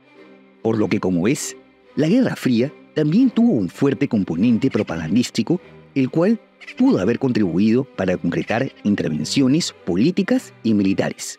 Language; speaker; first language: Spanish; native; Spanish